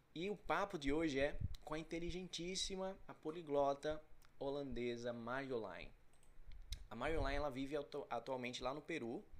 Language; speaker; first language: Portuguese; native; Portuguese